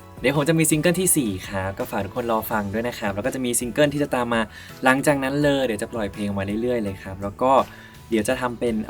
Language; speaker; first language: Thai; native; Thai